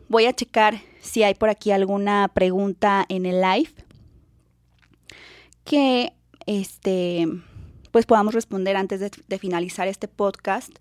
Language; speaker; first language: Spanish; native; Spanish